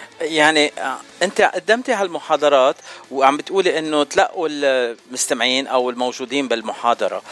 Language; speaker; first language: Arabic; native; Arabic